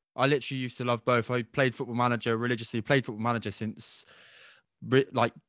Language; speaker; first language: English; native; English